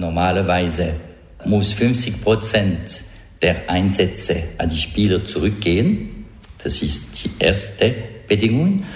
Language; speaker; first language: German; non-native, local second language; French